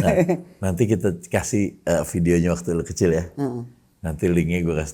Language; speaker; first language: Indonesian; native; Indonesian